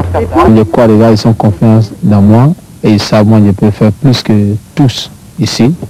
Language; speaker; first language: French; non-native, fluent; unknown